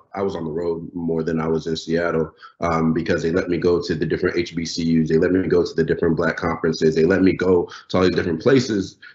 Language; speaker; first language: English; non-native, local second language; Yoruba